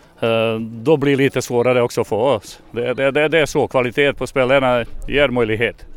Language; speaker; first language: Swedish; non-native, fluent; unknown